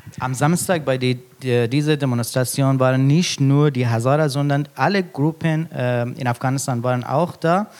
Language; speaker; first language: German; non-native, fluent; Persian